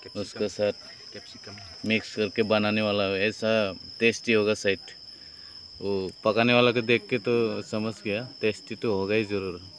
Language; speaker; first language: Hindi; non-native, local second language; Bangla